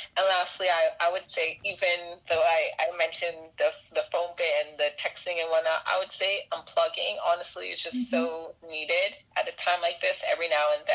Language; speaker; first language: English; native; English